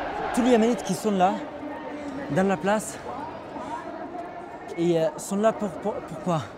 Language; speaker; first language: French; non-native, fluent; Arabic